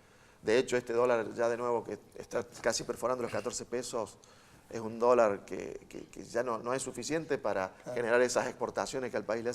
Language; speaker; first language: Spanish; native; Spanish